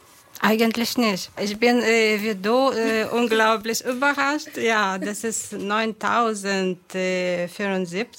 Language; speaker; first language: German; non-native, fluent; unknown